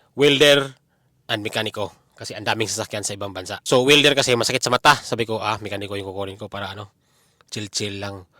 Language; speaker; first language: Filipino; non-native, local second language; Cebuano